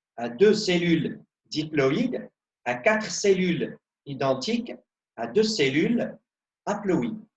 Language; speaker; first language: French; non-native, local second language; Arabic